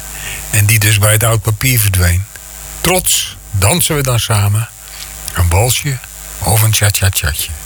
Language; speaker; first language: Dutch; native; Dutch